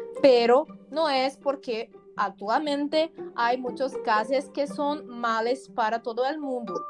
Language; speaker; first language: Spanish; non-native, learner; Portuguese